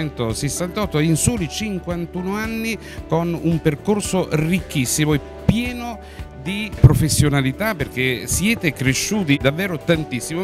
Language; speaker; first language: Italian; native; Italian